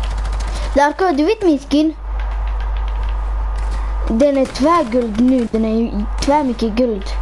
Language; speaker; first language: Swedish; early bilingual, other home language; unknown